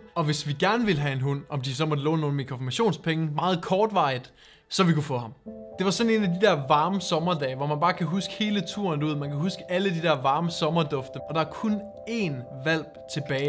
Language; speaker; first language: Danish; native; Danish